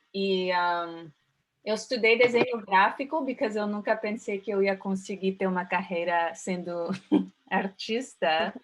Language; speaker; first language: Portuguese; early bilingual, heritage; Portuguese